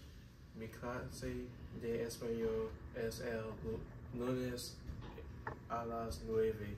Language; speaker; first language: Spanish; non-native, learner; English